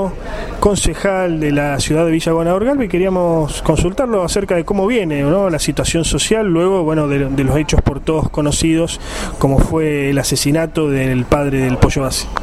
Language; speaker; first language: Spanish; native; Spanish